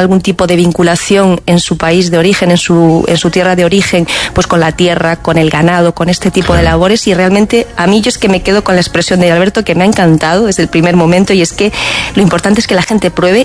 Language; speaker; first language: Spanish; native; Spanish